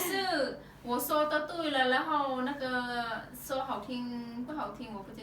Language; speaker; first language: Chinese; non-native, learner; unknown